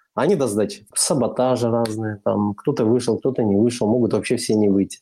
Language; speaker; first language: Russian; native; Russian